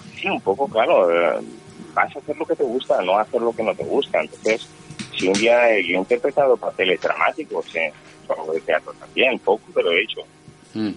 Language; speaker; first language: Spanish; non-native, local second language; Catalan